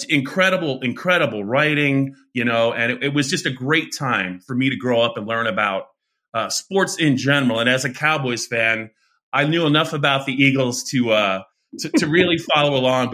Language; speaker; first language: English; native; English